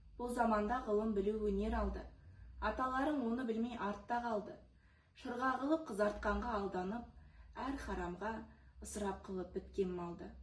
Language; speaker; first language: Kazakh; non-native, local second language; Russian